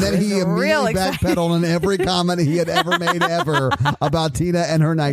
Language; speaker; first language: English; native; English